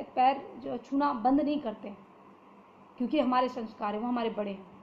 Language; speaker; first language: Hindi; native; Hindi